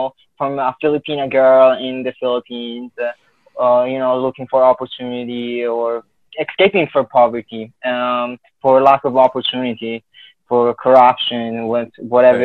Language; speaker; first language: English; non-native, fluent; Filipino